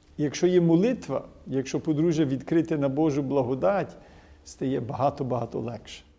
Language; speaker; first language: Ukrainian; early bilingual, heritage; Ukrainian